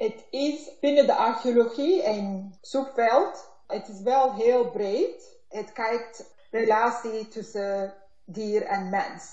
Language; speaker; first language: Dutch; non-native, learner; Turkish